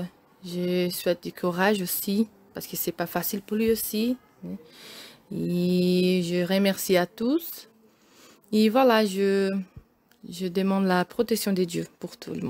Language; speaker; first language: French; non-native, learner; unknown